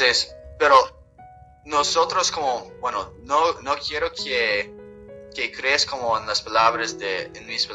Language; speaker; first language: Spanish; non-native, fluent; English